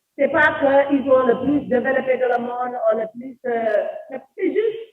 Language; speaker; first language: French; non-native, local second language; Wolof